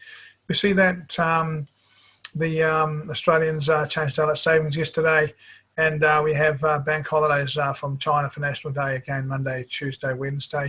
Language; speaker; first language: English; native; English